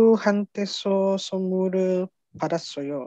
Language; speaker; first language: Korean; non-native, learner; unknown